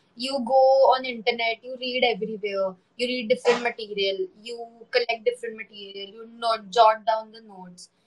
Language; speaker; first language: English; non-native, local second language; Hindi